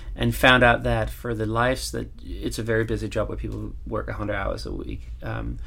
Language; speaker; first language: English; non-native, fluent; Danish